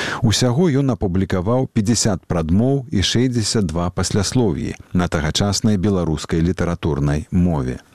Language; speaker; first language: Belarusian; native; Belarusian